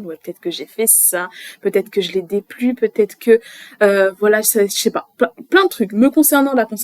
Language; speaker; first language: French; native; French